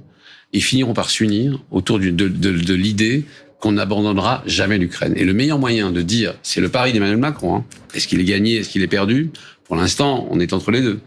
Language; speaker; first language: French; native; French